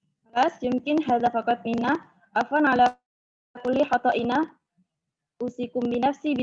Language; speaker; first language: Arabic; non-native, learner; Indonesian